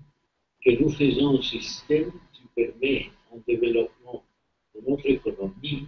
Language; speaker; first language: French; non-native, fluent; Spanish